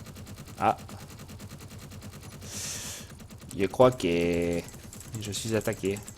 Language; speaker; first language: French; native; French